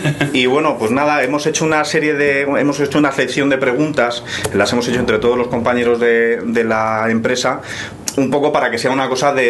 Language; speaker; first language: Spanish; native; Spanish